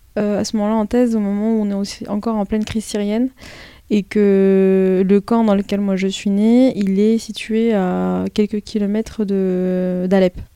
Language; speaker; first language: French; early bilingual, other home language; Arabic